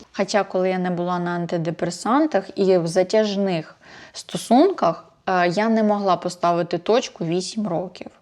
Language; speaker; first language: Ukrainian; non-native, local second language; Russian